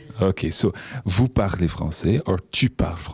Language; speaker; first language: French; non-native, fluent; English